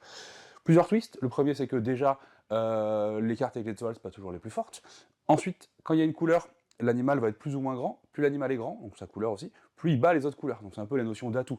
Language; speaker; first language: French; native; French